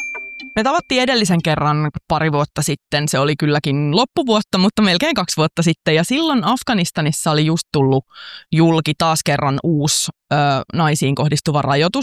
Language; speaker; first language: Finnish; native; Finnish